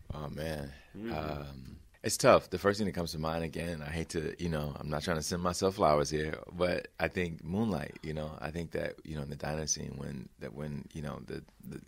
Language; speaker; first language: English; native; English